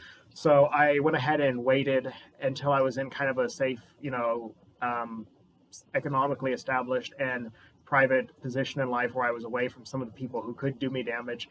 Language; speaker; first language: English; native; English